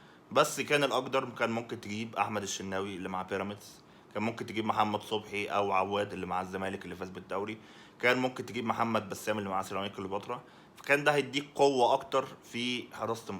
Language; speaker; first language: Arabic; native; Arabic